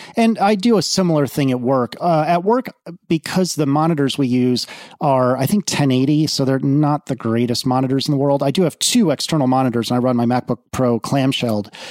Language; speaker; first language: English; native; English